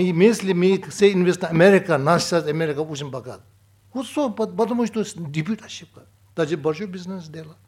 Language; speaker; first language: Russian; non-native, learner; Tibetan